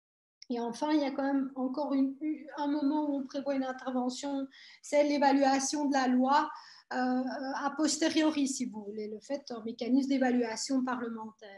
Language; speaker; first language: French; native; French